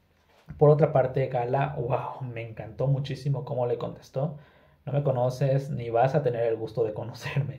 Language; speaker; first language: Spanish; native; Spanish